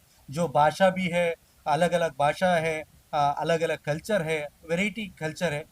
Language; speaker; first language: Hindi; non-native, local second language; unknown